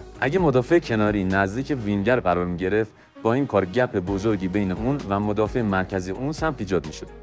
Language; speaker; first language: Persian; native; Persian